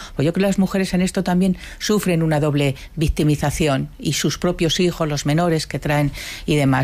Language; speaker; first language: Spanish; native; Spanish